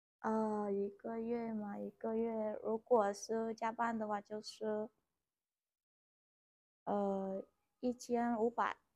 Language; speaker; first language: Chinese; non-native, learner; Vietnamese